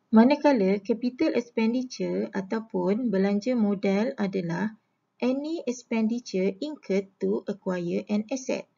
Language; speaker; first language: English; non-native, local second language; Malay